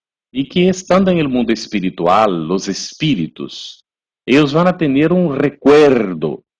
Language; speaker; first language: Spanish; non-native, fluent; Portuguese